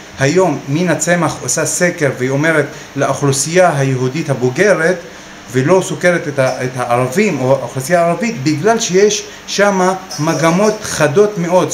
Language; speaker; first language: Hebrew; non-native, local second language; Arabic